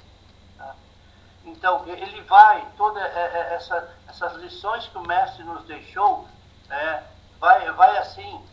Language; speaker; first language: Portuguese; native; Portuguese